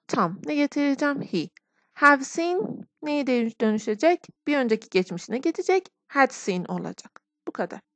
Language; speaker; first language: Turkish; non-native, fluent; Persian